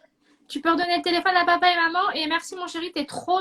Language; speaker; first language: French; native; French